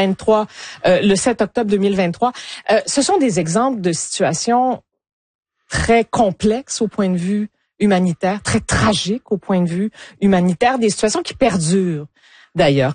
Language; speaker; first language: French; native; French